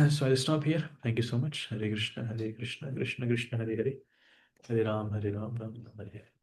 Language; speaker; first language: English; non-native, local second language; Hindi